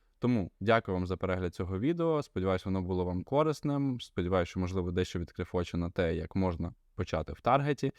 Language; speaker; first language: Ukrainian; non-native, local second language; Russian